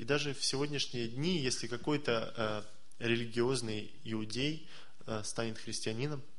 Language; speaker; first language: Russian; native; Russian